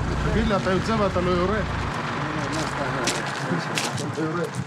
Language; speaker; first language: Hebrew; native; Hebrew